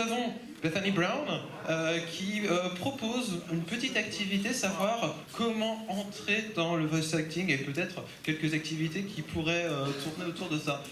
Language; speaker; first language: French; native; French